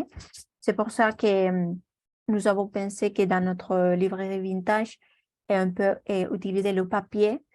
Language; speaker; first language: French; non-native, learner; Spanish